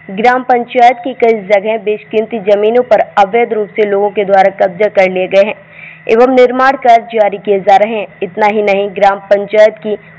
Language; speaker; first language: Hindi; native; Hindi